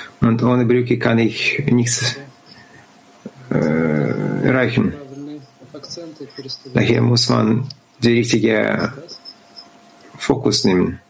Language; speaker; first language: German; non-native, fluent; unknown